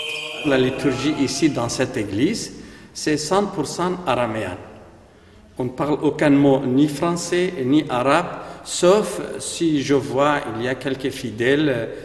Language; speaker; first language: French; non-native, fluent; Aramaic